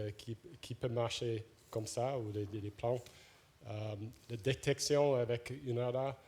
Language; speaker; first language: French; non-native, fluent; English